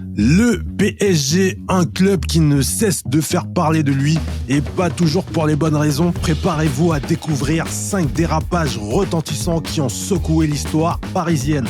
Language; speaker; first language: French; native; French